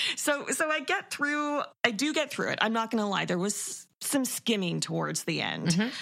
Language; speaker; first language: English; native; English